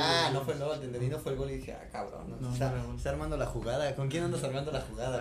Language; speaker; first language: Spanish; native; Spanish